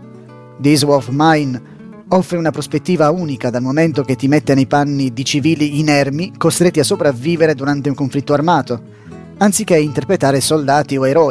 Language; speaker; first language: Italian; native; Italian